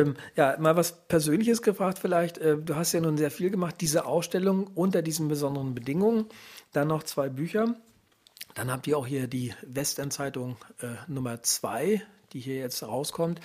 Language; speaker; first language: German; native; German